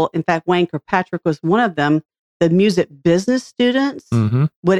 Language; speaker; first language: English; native; English